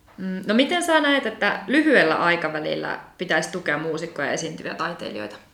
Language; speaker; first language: Finnish; native; Finnish